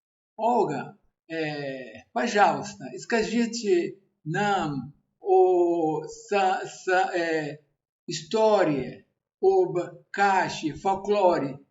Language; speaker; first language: Russian; non-native, learner; Portuguese